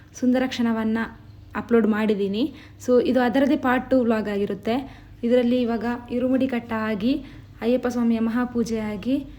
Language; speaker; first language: Kannada; non-native, local second language; Tulu